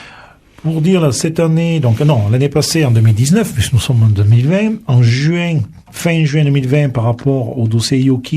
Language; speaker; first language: French; native; French